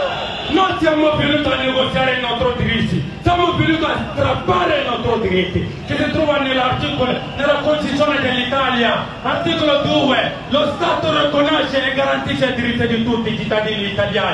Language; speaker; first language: Italian; non-native, fluent; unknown